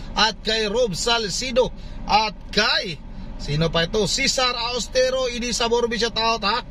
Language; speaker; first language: Filipino; non-native, local second language; Cebuano